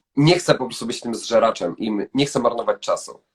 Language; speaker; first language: Polish; native; Polish